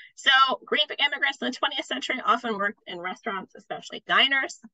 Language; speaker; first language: English; native; English